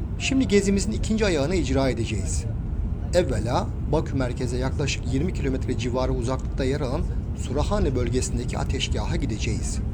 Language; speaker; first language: Turkish; native; Turkish